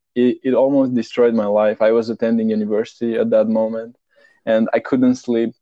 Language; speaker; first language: English; non-native, fluent; Romanian